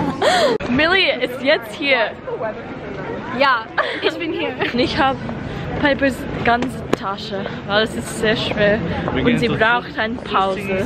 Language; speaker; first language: German; non-native, learner; English